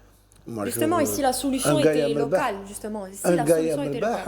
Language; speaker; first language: French; native; French